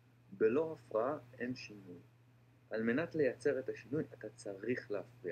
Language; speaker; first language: Hebrew; native; Hebrew